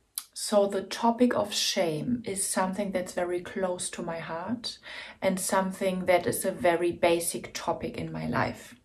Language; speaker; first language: English; non-native, fluent; German